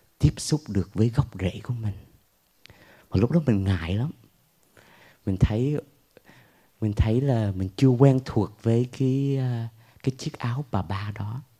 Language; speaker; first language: Vietnamese; early bilingual, heritage; Vietnamese